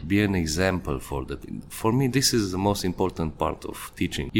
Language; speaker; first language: English; non-native, fluent; Hungarian